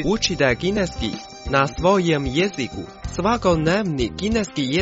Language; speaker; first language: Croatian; non-native, fluent; Chinese